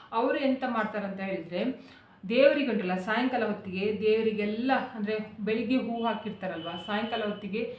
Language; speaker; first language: Kannada; native; Kannada